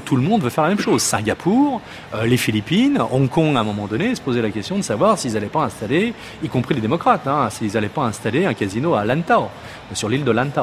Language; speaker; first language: French; native; French